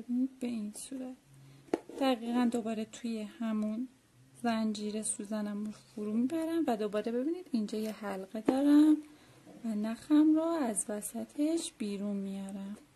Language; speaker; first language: Persian; native; Persian